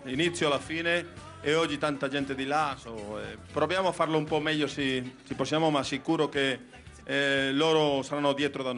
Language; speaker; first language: Italian; non-native, learner; Spanish